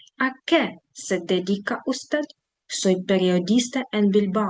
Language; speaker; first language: Spanish; non-native, fluent; Ukrainian